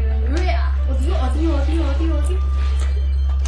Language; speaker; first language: Spanish; native; Spanish